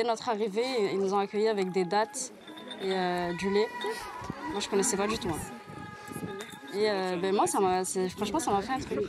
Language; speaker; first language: French; native; French